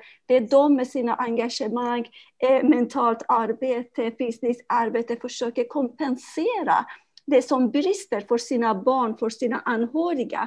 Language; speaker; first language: Swedish; non-native, fluent; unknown